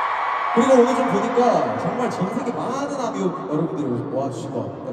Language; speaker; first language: Korean; native; Korean